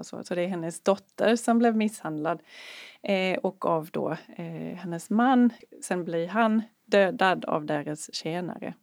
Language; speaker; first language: Swedish; non-native, fluent; English